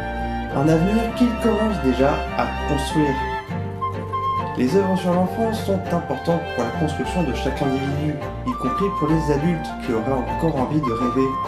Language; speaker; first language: French; native; French